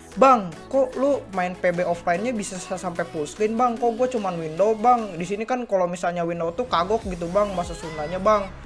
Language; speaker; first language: Indonesian; native; Indonesian